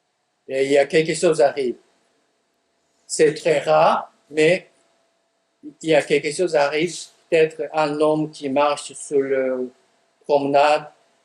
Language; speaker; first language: French; non-native, fluent; Japanese